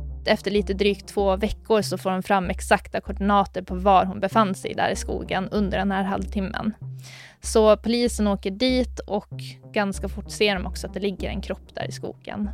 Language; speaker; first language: Swedish; native; Swedish